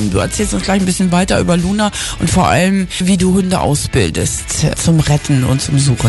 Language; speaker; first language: German; native; German